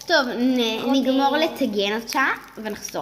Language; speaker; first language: Hebrew; native; Hebrew